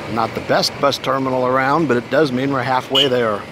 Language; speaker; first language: English; native; English